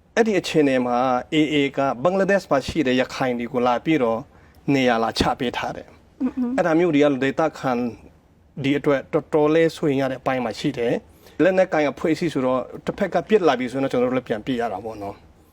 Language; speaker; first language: Burmese; non-native, local second language; Hakha Chin